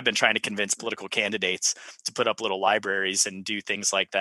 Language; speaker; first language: English; native; English